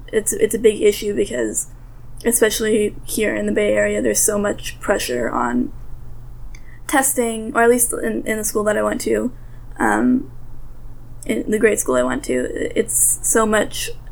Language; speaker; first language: English; early bilingual, other home language; Russian